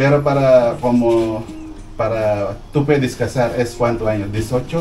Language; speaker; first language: Spanish; non-native, learner; Filipino